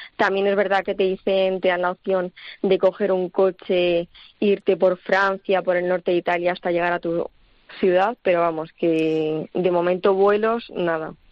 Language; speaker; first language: Spanish; native; Spanish